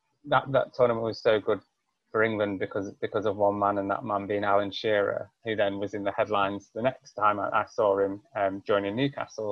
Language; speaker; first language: English; native; English